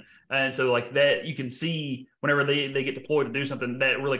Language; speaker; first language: English; native; English